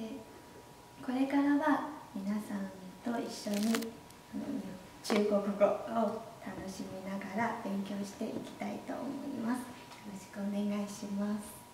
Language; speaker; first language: Japanese; non-native, fluent; Chinese